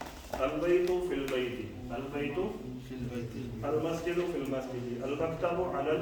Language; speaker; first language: Arabic; non-native, fluent; Urdu